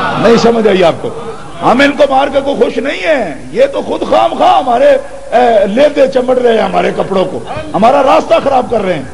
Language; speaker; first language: Urdu; non-native, local second language; Punjabi